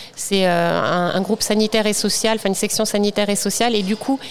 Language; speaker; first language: French; native; French